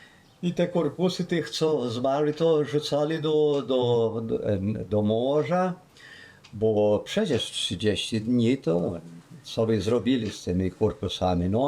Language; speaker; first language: Polish; early bilingual, heritage; Polish